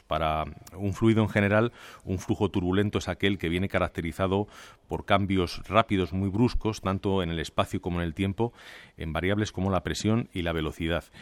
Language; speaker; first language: Spanish; native; Spanish